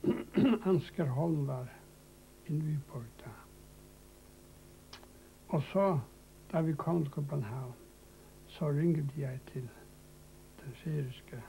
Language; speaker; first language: Danish; non-native, local second language; Faroese